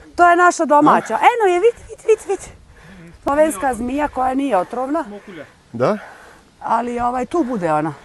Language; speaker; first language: Bosnian; native; Bosnian